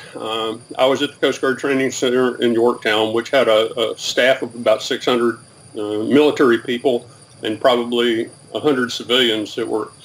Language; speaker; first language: English; native; English